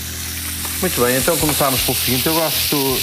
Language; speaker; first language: Portuguese; native; Portuguese